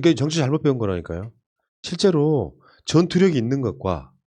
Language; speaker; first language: Korean; native; Korean